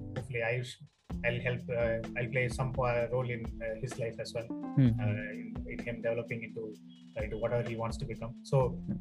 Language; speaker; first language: English; non-native, local second language; Tamil